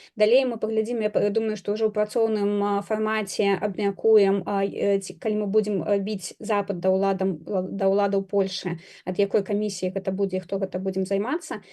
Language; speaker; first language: Belarusian; non-native, local second language; Russian